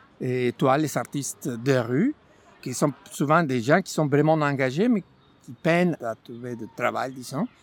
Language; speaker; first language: French; non-native, fluent; Spanish